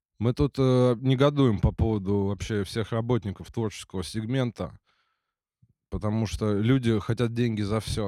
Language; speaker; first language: Russian; native; Russian